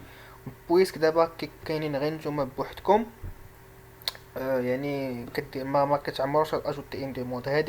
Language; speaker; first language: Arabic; native; Arabic